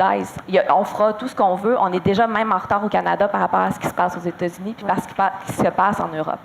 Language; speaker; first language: French; native; French